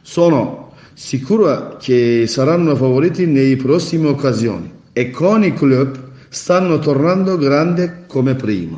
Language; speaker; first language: Italian; non-native, fluent; Turkish